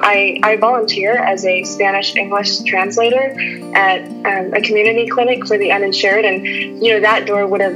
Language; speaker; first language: English; native; English